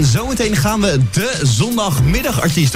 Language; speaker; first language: Dutch; native; Dutch